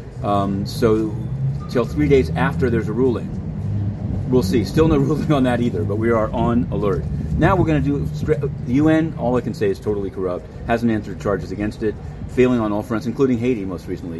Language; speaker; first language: English; native; English